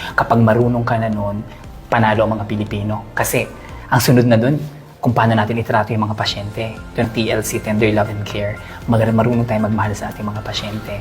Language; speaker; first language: Filipino; native; Filipino